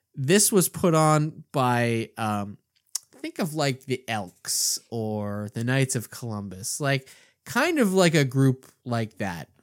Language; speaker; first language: English; native; English